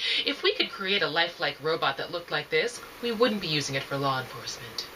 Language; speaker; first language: English; native; English